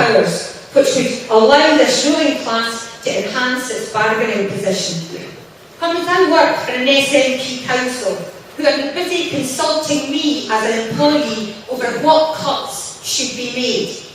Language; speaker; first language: English; native; English